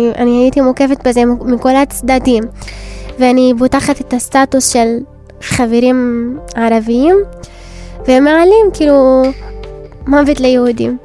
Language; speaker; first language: Hebrew; non-native, local second language; Arabic